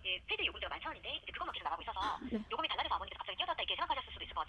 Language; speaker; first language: Korean; native; Korean